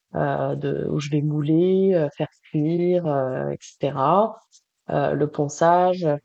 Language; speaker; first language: French; native; French